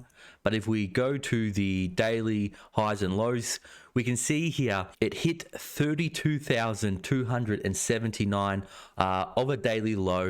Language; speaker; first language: English; native; English